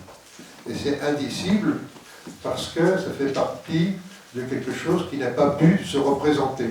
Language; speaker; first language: French; native; French